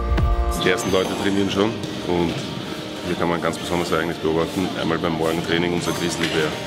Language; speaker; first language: German; native; German